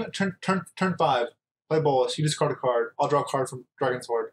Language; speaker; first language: English; native; English